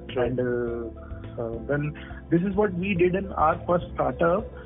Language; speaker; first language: English; non-native, local second language; Punjabi